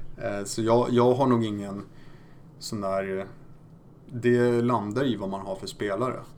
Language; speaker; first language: Swedish; early bilingual, other home language; Polish